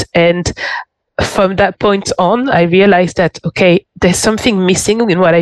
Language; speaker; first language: English; non-native, fluent; French